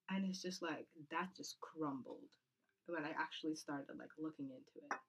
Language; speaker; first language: English; non-native, fluent; Kazakh